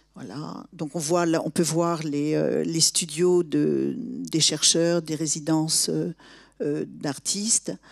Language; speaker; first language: French; native; French